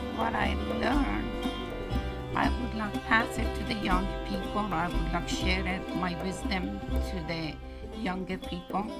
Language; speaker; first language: English; non-native, learner; Persian